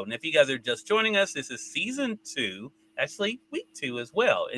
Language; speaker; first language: English; native; English